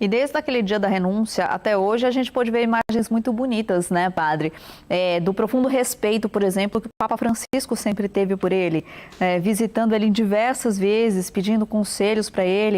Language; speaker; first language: Portuguese; native; Portuguese